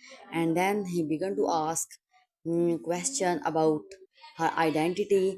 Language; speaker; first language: English; non-native, local second language; Urdu